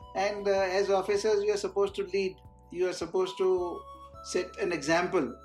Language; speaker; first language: English; non-native, local second language; Hindi